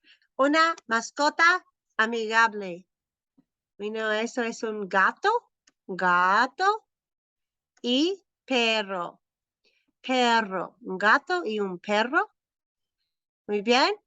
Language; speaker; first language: Spanish; non-native, fluent; English